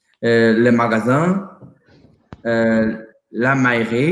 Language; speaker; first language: French; non-native, learner; Portuguese